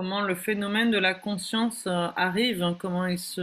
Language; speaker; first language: French; native; French